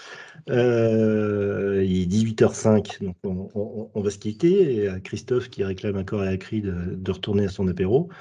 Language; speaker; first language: French; native; French